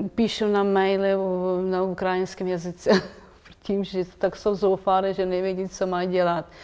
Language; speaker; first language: Czech; non-native, fluent; Ukrainian